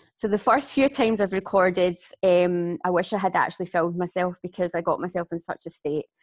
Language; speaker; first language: English; native; English